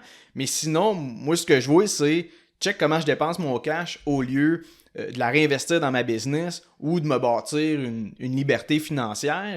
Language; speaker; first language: French; native; French